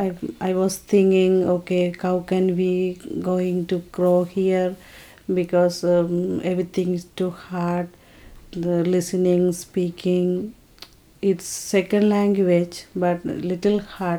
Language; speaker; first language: English; non-native, learner; Tamil